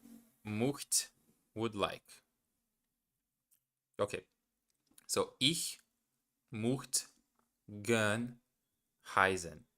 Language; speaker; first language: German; non-native, learner; Portuguese